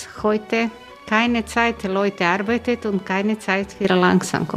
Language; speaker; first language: German; non-native, learner; Croatian